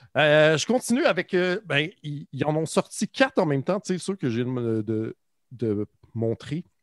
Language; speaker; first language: French; native; French